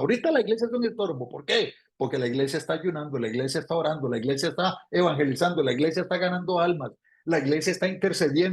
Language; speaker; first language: Spanish; native; Spanish